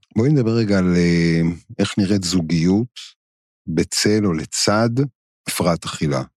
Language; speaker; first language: Hebrew; native; Hebrew